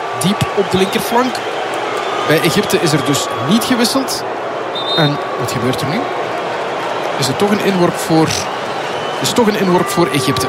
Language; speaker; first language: Dutch; native; Dutch